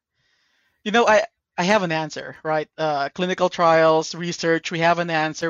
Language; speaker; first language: English; non-native, local second language; Filipino